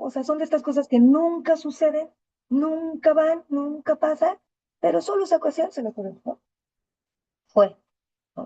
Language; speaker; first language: Spanish; native; Spanish